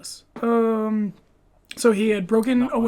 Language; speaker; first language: English; native; English